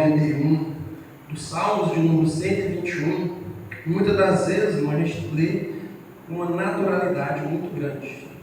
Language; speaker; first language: Portuguese; native; Portuguese